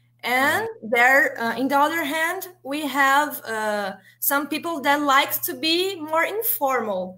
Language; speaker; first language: English; non-native, learner; Portuguese